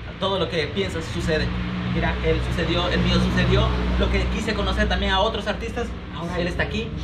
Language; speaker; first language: Spanish; native; Spanish